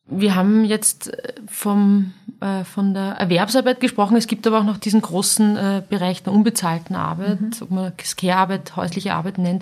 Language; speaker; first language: German; native; German